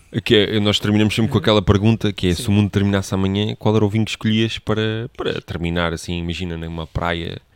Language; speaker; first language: Portuguese; native; Portuguese